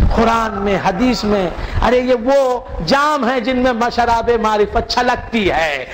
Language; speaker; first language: Urdu; native; Urdu